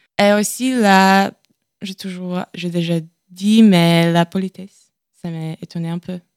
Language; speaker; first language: French; non-native, learner; Latvian